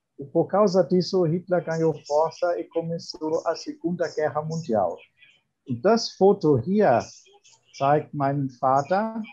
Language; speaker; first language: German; native; German